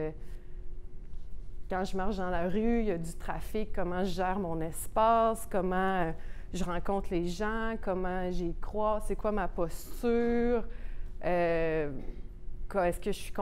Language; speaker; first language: French; native; French